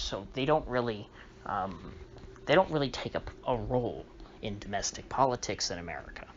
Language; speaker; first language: English; native; English